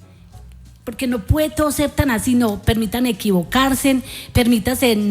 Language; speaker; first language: Spanish; native; Spanish